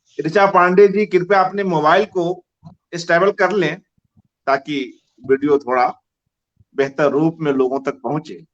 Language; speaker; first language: Hindi; native; Hindi